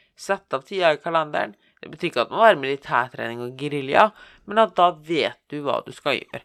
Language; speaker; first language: Norwegian; native; Norwegian